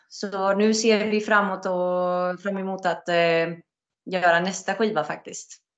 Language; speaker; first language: Swedish; non-native, fluent; Greek